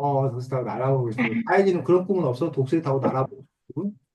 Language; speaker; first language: Korean; native; Korean